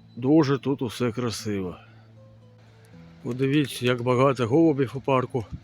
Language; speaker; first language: Ukrainian; native; Ukrainian